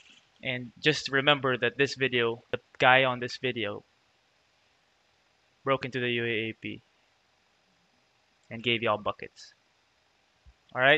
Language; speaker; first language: English; non-native, local second language; Filipino